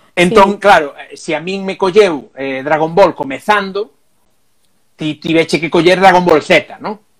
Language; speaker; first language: Galician; non-native, local second language; Spanish